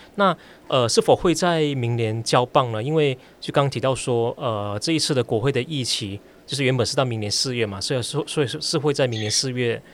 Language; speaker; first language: Chinese; native; Chinese